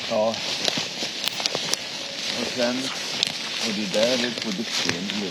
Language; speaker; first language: Swedish; native; Swedish